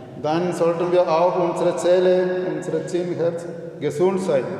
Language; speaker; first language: German; non-native, learner; Malayalam